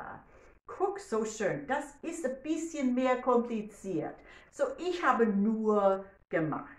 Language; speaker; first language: German; non-native, learner; English